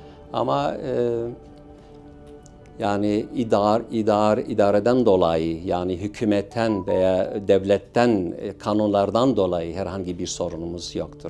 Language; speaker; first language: Turkish; non-native, local second language; Syriac